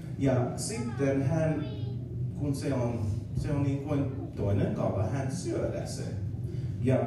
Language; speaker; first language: Finnish; non-native, learner; English